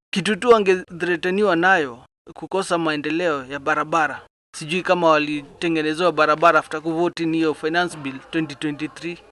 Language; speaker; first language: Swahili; native; Swahili